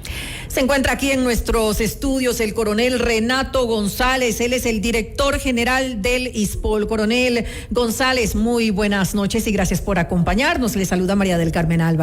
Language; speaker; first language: Spanish; native; Spanish